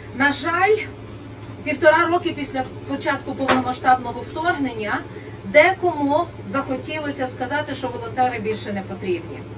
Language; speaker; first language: Ukrainian; native; Ukrainian